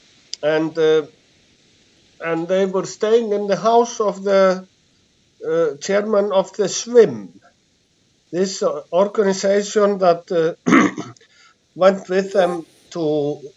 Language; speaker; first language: English; non-native, fluent; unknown